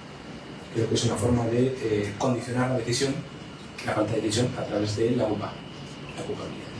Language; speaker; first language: Spanish; native; Spanish